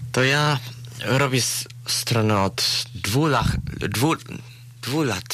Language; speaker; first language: Polish; early bilingual, other home language; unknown